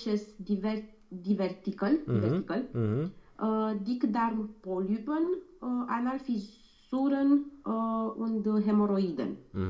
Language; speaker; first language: German; non-native, learner; Romanian